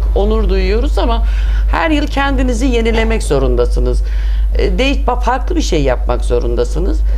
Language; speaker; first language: Turkish; native; Turkish